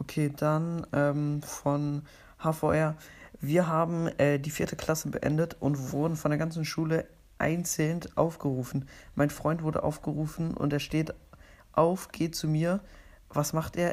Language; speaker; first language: German; native; German